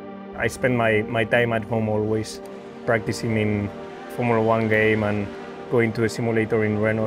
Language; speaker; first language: English; non-native, fluent; Spanish